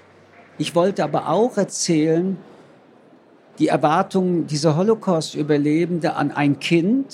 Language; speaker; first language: German; early bilingual, other home language; French